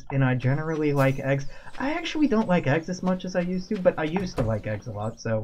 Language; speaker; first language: English; native; English